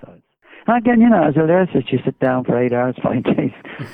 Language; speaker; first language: English; native; English